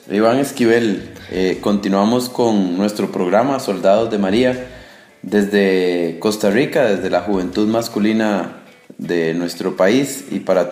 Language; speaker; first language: Spanish; native; Spanish